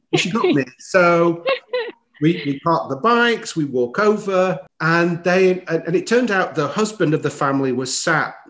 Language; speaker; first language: English; native; English